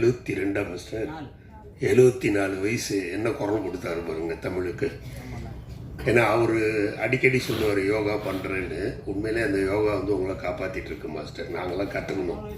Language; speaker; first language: Tamil; native; Tamil